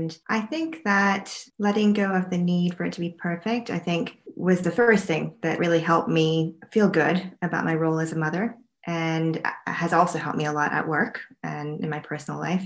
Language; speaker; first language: English; native; English